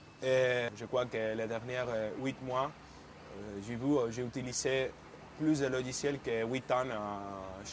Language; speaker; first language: French; non-native, fluent; Spanish